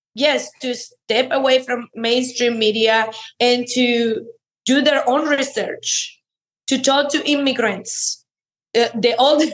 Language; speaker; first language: English; non-native, fluent; Spanish